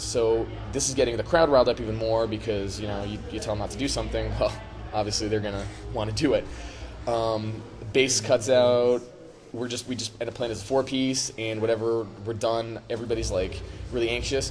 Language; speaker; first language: English; native; English